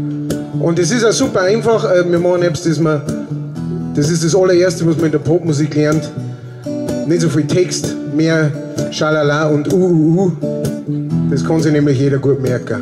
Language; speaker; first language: German; native; German